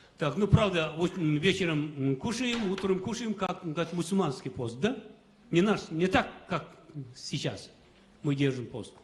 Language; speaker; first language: Russian; non-native, local second language; Kazakh